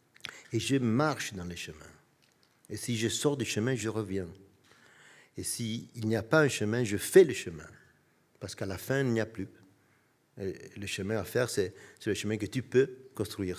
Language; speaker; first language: French; non-native, fluent; Italian